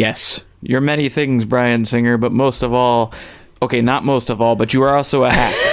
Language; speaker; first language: English; native; English